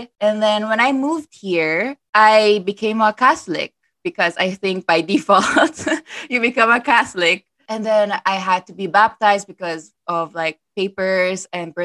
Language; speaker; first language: English; non-native, local second language; Persian